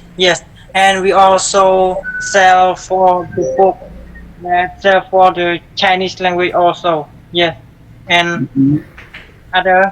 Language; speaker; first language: English; non-native, learner; Khmer